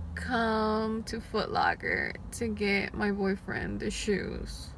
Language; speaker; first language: English; early bilingual, other home language; Spanish